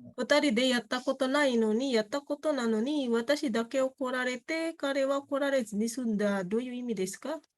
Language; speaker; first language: Indonesian; native; Indonesian